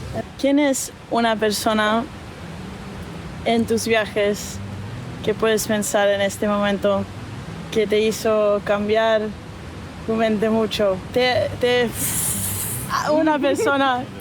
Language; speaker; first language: Spanish; non-native, learner; English